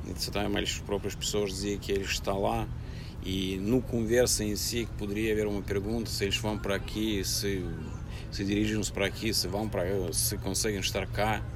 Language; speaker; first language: Portuguese; non-native, fluent; Russian